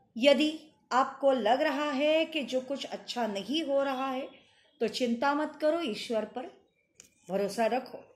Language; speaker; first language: Hindi; non-native, local second language; Marathi